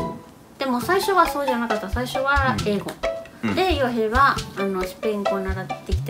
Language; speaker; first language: Japanese; non-native, fluent; Spanish